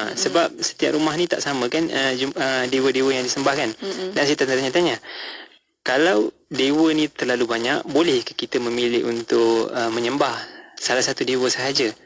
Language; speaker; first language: Malay; non-native, local second language; Tamil